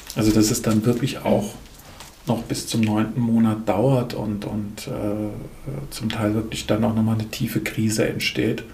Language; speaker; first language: German; native; German